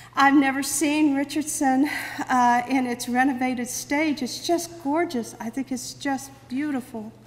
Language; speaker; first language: English; native; English